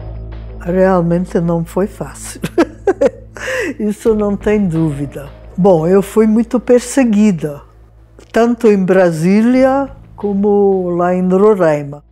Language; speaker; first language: Portuguese; non-native, fluent; Hungarian